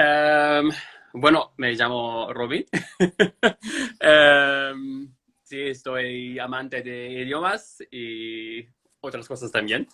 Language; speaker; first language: Spanish; non-native, fluent; English